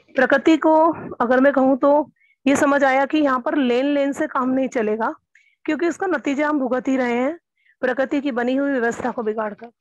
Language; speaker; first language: Hindi; native; Hindi